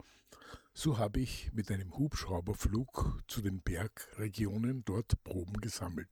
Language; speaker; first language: German; native; German